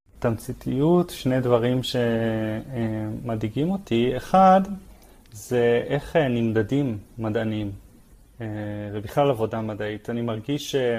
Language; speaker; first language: Hebrew; native; Hebrew